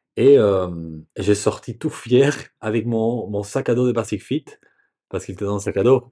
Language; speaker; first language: French; non-native, learner; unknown